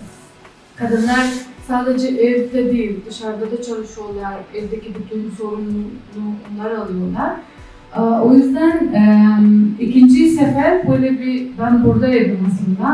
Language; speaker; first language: Turkish; non-native, fluent; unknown